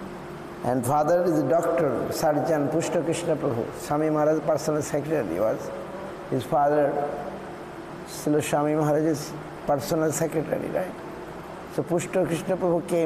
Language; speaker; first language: English; non-native, local second language; Bangla